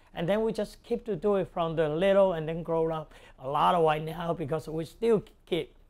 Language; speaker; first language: English; non-native, local second language; Cantonese